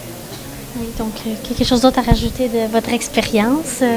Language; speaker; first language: French; native; French